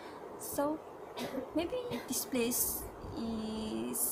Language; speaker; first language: English; non-native, learner; Malay